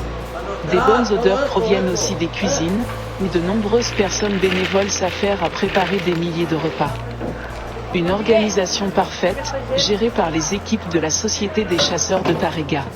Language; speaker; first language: French; native; French